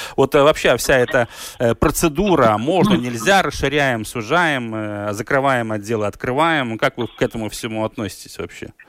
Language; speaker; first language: Russian; native; Russian